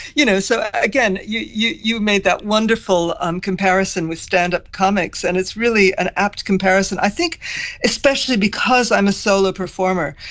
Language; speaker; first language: English; native; English